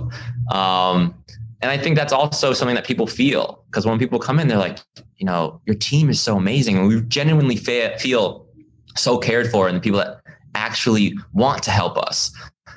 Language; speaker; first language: English; native; English